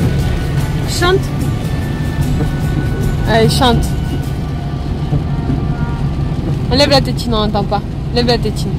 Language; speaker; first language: French; native; French